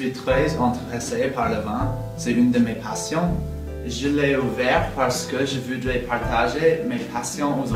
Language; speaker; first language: French; non-native, learner; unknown